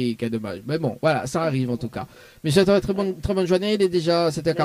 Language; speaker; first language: French; native; French